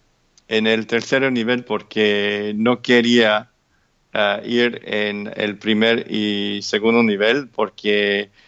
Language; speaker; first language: Spanish; non-native, fluent; English